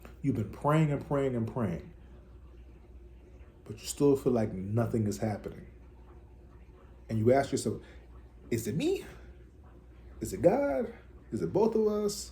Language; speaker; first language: English; native; English